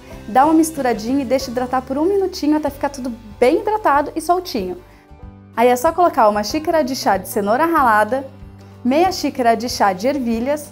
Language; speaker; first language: Portuguese; native; Portuguese